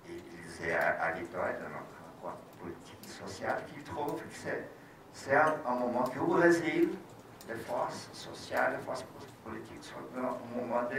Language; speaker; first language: French; non-native, fluent; Portuguese